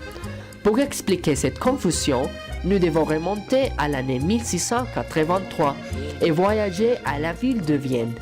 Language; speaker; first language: French; non-native, learner; Spanish